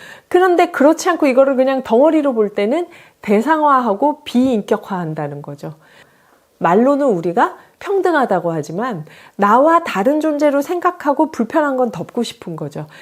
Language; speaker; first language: Korean; native; Korean